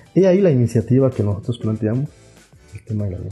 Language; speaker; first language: Spanish; non-native, local second language; Zapotec